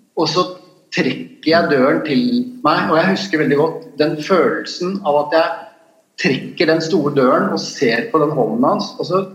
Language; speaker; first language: Norwegian; native; Norwegian